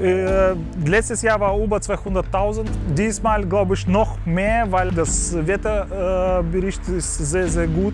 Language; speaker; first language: German; non-native, learner; Russian